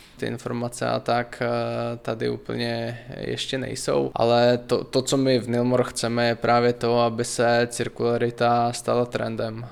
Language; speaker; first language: Czech; native; Czech